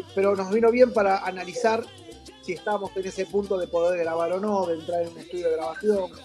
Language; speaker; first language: Spanish; native; Spanish